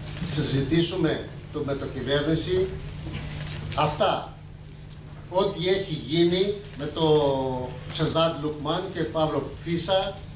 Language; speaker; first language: Greek; non-native, learner; Urdu